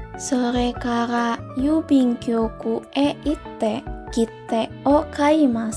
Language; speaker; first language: Japanese; non-native, learner; Indonesian